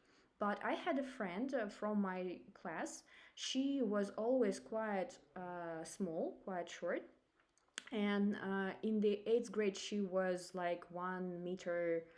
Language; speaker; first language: English; non-native, fluent; Russian